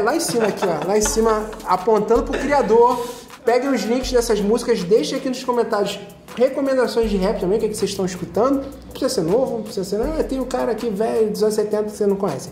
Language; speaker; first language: Portuguese; native; Portuguese